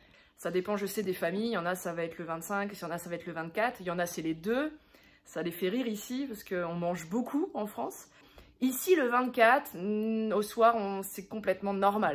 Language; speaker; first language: French; native; French